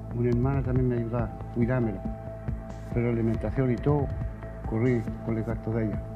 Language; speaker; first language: Spanish; native; Spanish